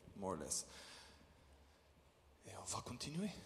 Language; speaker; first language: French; non-native, learner; Hebrew